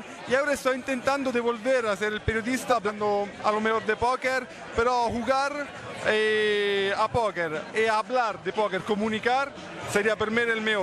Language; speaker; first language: Spanish; non-native, fluent; Italian